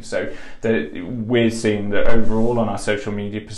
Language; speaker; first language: English; native; English